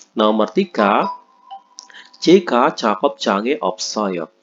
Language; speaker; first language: Korean; non-native, fluent; Indonesian